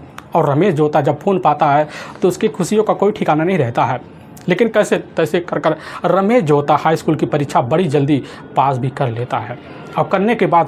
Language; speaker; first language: Hindi; native; Hindi